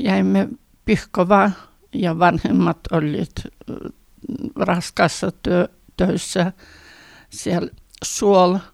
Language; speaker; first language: Finnish; early bilingual, heritage; Finnish